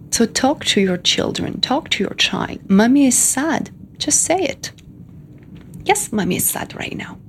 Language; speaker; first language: English; non-native, fluent; French